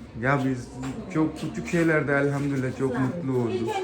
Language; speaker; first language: Turkish; non-native, learner; Urdu